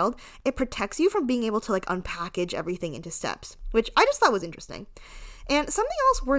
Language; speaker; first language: English; native; English